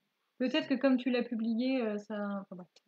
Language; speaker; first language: French; native; French